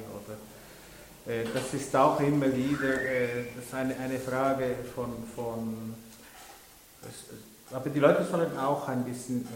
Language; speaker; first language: German; non-native, local second language; French